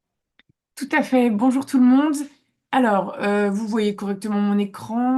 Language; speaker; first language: French; native; French